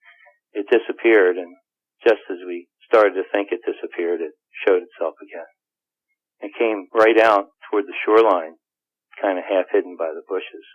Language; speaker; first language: English; native; English